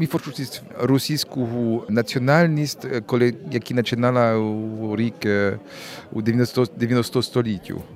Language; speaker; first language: Ukrainian; non-native, learner; French